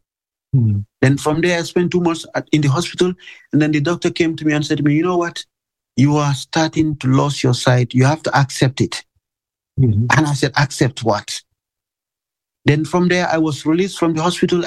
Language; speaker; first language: English; non-native, local second language; Mandingo